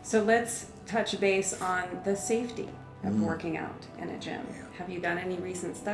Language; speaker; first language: English; native; English